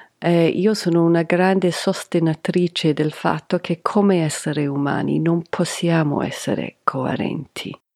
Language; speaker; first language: Italian; non-native, fluent; English